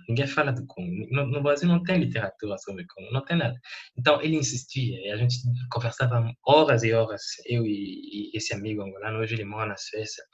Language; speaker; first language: Portuguese; non-native, fluent; French